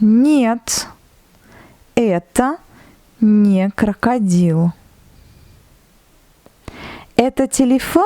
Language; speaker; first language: Russian; non-native, fluent; French